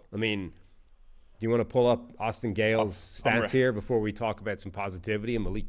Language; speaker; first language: English; native; English